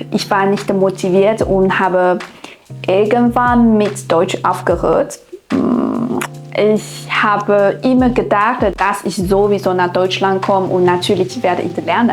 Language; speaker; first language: German; non-native, fluent; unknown